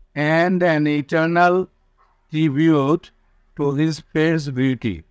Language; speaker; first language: English; non-native, local second language; Bangla